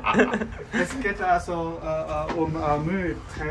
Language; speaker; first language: German; non-native, fluent; Chinese